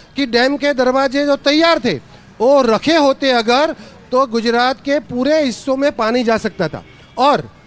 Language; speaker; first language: Hindi; non-native, local second language; Gujarati